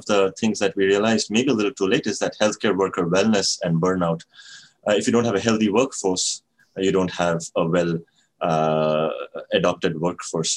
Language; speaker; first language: English; non-native, local second language; Bangla